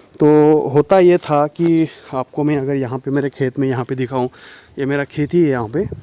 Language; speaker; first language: Hindi; non-native, local second language; Marathi